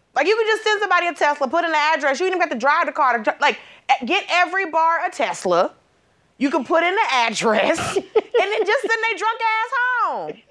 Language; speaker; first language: English; native; English